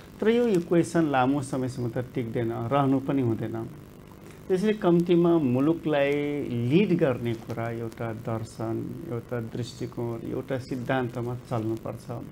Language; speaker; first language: Nepali; non-native, local second language; Rana Tharu